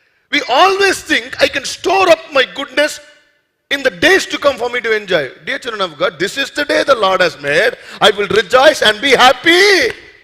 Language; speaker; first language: English; non-native, local second language; Tamil